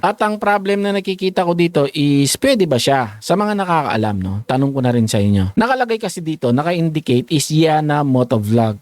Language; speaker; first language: Filipino; native; Filipino